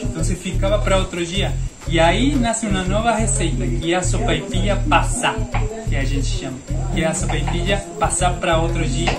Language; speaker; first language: Portuguese; non-native, fluent; Spanish